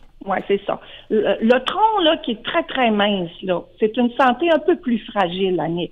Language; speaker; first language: French; native; French